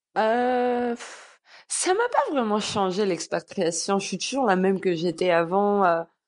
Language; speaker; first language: French; early bilingual, other home language; Georgian